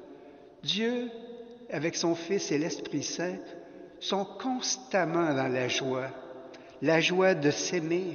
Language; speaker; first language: French; native; French